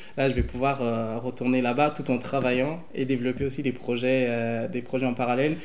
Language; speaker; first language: French; early bilingual, other home language; English